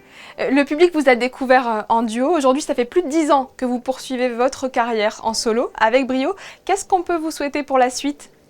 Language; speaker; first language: French; native; French